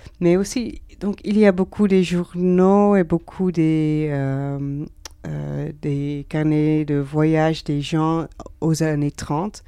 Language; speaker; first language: French; non-native, learner; Dutch